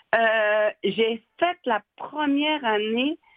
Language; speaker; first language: French; native; French